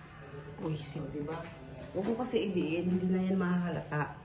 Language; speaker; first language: Filipino; native; Filipino